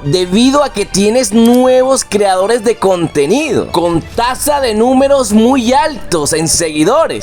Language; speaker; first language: Spanish; native; Spanish